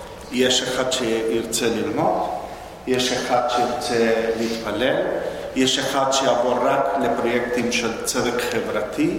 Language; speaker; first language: Hebrew; non-native, fluent; Spanish